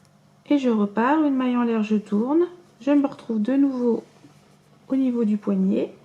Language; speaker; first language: French; native; French